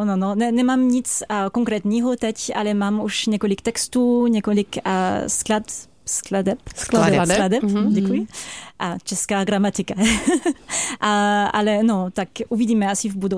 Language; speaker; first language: Czech; non-native, fluent; French